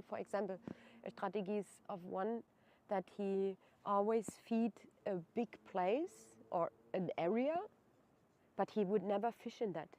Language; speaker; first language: English; non-native, fluent; German